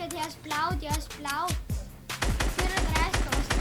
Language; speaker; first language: German; native; German